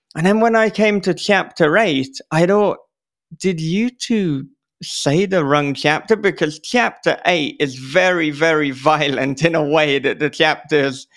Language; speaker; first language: English; native; English